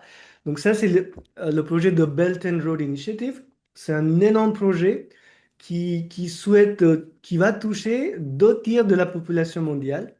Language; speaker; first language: French; non-native, fluent; Marathi